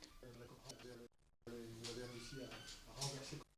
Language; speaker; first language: French; native; French